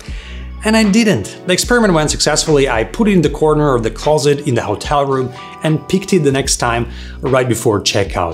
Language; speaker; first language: English; non-native, fluent; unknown